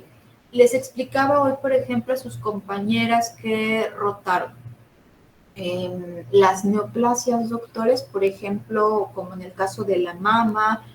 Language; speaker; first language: Spanish; native; Spanish